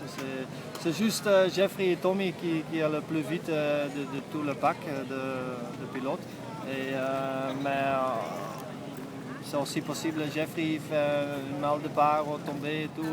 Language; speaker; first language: French; non-native, fluent; Dutch